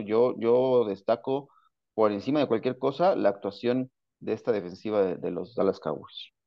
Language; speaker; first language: Spanish; native; Spanish